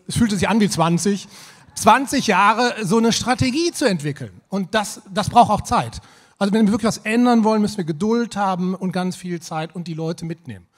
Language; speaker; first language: German; native; German